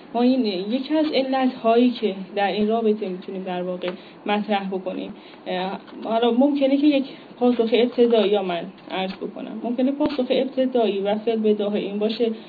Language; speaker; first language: Persian; native; Persian